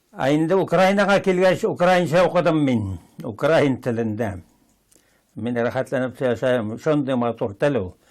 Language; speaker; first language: Tatar; native; Tatar